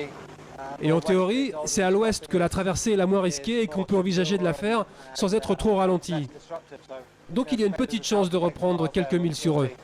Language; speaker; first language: French; native; French